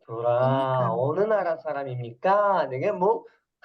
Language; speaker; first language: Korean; non-native, fluent; Kyrgyz